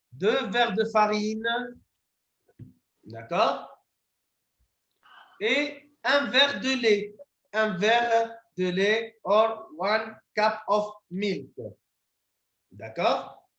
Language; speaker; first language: French; non-native, fluent; Arabic